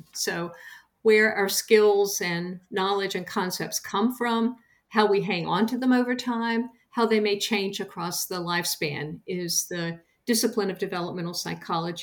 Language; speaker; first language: English; native; English